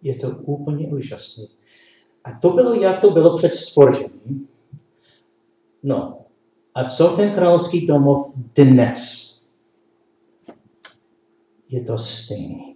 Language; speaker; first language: Czech; non-native, learner; English